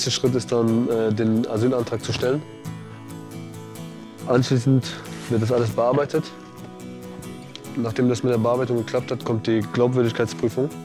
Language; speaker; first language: German; early bilingual, other home language; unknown